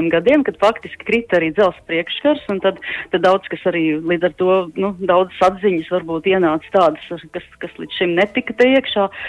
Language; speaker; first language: Latvian; native; Latvian